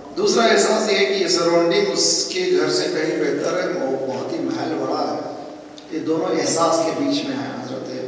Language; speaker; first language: Urdu; native; Urdu